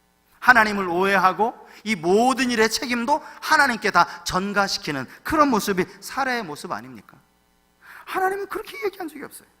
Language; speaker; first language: Korean; native; Korean